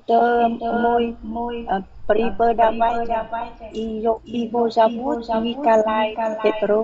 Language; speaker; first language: Russian; non-native, learner; Vietnamese